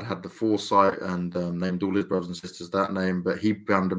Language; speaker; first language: English; native; English